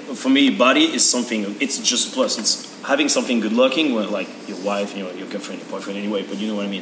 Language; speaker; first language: English; non-native, learner; French